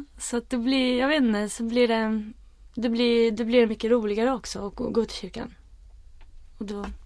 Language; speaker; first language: Swedish; non-native, fluent; Arabic